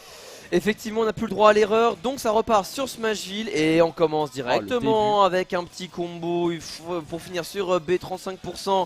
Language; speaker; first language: French; native; French